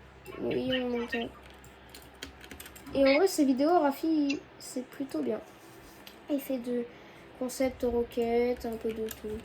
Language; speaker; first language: French; native; French